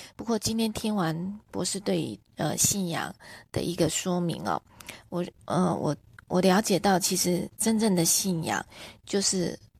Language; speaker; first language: Chinese; native; Chinese